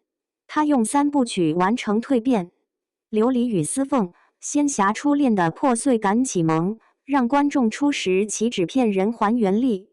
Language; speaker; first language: Chinese; native; Chinese